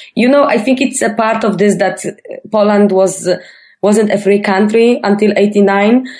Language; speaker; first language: English; non-native, fluent; Polish